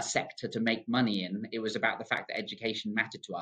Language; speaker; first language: English; native; English